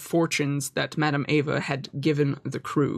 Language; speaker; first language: English; native; English